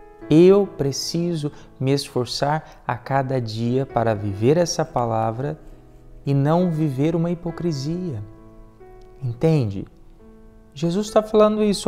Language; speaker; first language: Portuguese; native; Portuguese